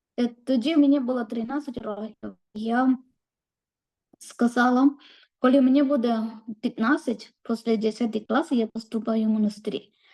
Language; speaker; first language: Ukrainian; non-native, learner; Malayalam